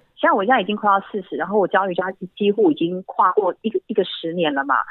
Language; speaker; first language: Chinese; native; Chinese